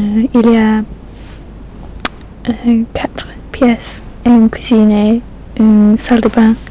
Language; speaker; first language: French; non-native, learner; English